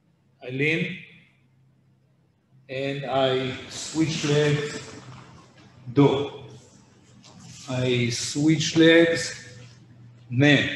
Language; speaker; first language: English; non-native, fluent; Hebrew